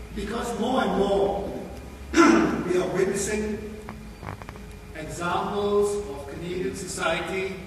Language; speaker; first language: English; early bilingual, other home language; Chinese